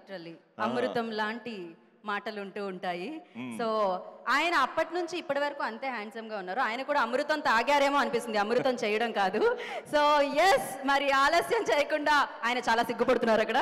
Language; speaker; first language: Telugu; native; Telugu